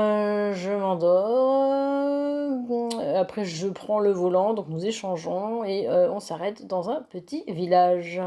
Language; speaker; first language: French; native; French